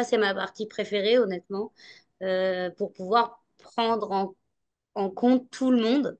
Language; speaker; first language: French; native; French